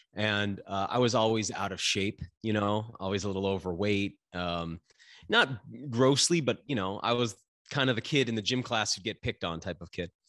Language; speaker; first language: English; native; English